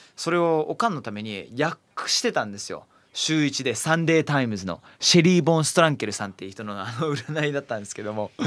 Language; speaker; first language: Japanese; native; Japanese